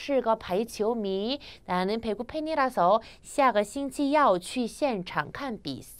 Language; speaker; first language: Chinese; non-native, fluent; Korean